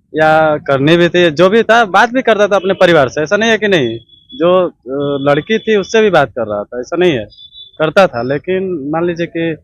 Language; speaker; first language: Hindi; native; Hindi